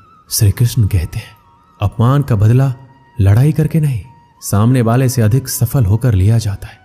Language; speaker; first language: Hindi; native; Hindi